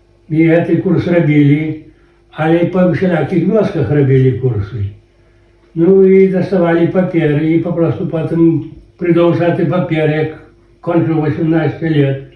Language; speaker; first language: Polish; non-native, local second language; Belarusian